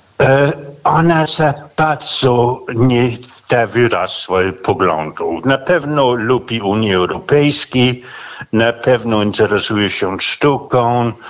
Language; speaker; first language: Polish; non-native, fluent; Danish